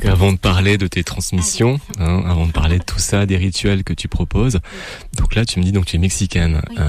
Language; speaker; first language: French; native; French